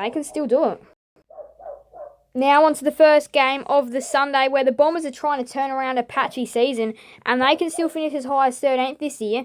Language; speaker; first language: English; native; English